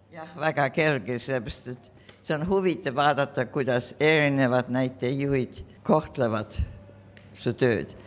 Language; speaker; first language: Estonian; early bilingual, heritage; Estonian